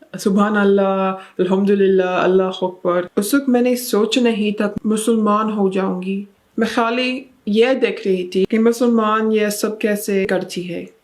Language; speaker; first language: Urdu; non-native, learner; English